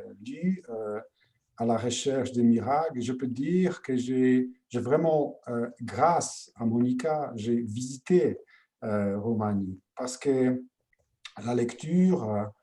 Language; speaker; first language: French; non-native, fluent; Polish